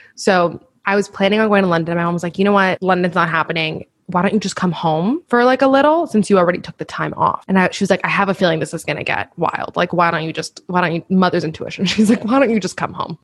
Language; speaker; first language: English; native; English